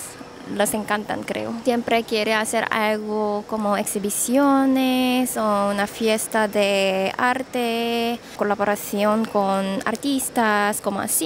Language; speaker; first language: Spanish; non-native, fluent; Korean